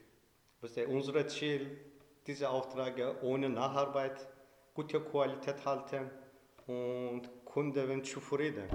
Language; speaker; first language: German; non-native, learner; Turkish